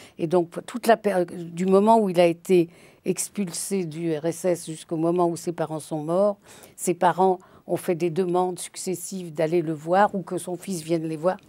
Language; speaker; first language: French; early bilingual, other home language; Yiddish